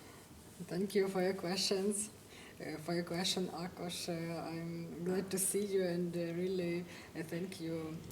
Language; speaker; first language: English; non-native, fluent; Ukrainian